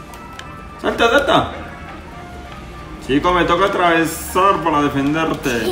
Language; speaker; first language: Spanish; native; Spanish